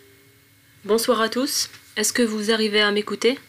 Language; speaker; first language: French; non-native, local second language; Arabic